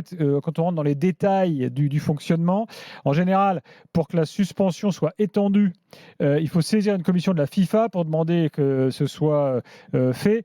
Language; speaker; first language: French; native; French